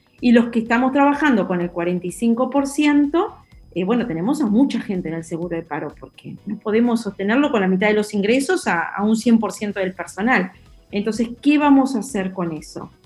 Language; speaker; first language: Spanish; native; Spanish